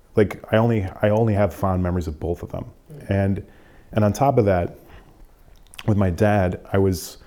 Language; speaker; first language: English; native; English